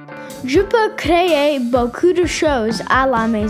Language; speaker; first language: French; non-native, learner; English